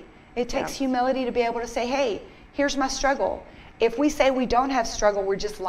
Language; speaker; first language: English; native; English